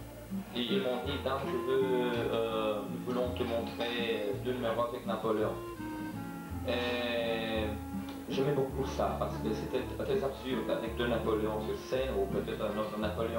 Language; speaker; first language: French; non-native, learner; Romanian